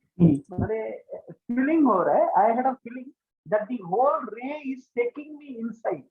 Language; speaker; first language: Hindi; non-native, local second language; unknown